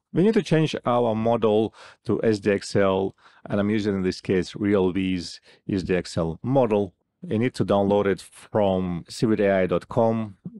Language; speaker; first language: English; non-native, fluent; Russian